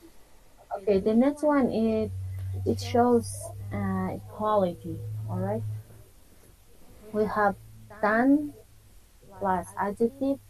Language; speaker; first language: English; non-native, fluent; Spanish